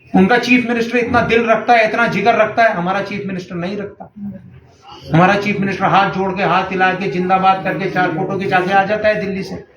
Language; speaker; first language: Hindi; native; Hindi